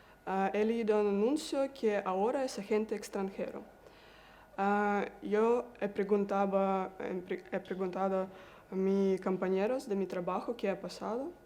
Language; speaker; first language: Spanish; non-native, learner; Russian